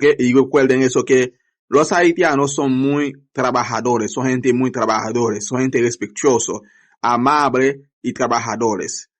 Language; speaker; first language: Spanish; non-native, fluent; Haitian Creole